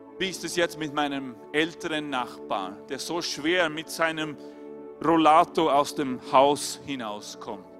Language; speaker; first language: German; non-native, fluent; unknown